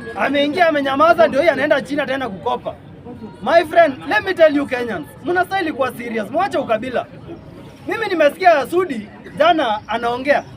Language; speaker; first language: Swahili; non-native, local second language; Kalenjin